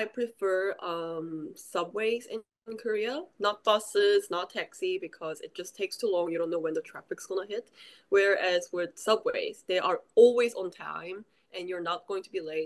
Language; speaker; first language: English; early bilingual, other home language; Korean